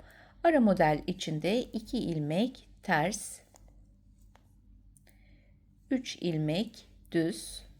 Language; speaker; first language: Turkish; native; Turkish